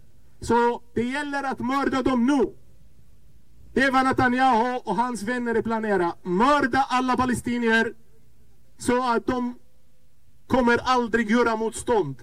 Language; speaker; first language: Swedish; non-native, fluent; Arabic